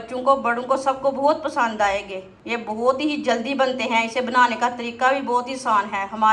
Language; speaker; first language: Hindi; native; Hindi